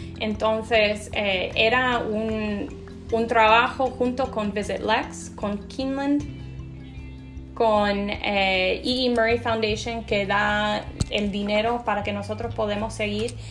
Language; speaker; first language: Spanish; non-native, fluent; English